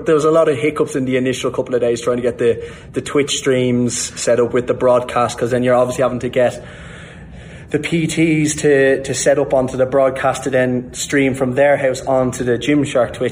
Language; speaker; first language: English; native; English